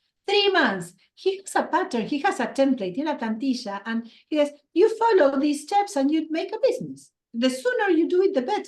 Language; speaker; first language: English; non-native, fluent; Spanish